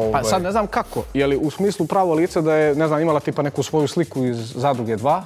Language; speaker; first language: Serbian; native; Serbian